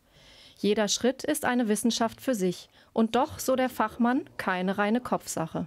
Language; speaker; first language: German; native; German